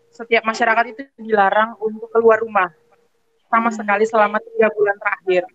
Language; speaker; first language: Indonesian; native; Indonesian